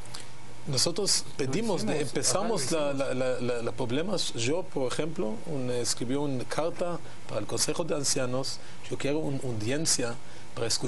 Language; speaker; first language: Spanish; non-native, learner; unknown